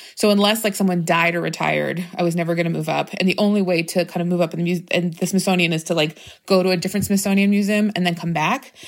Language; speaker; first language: English; native; English